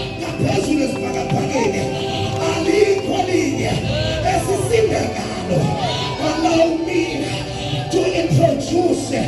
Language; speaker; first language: Zulu; non-native, local second language; Xhosa